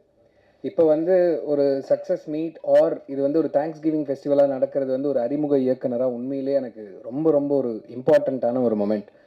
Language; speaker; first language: Tamil; native; Tamil